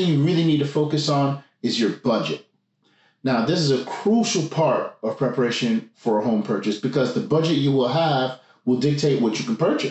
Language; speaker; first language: English; native; English